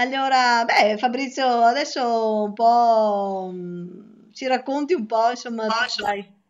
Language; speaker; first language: Italian; native; Italian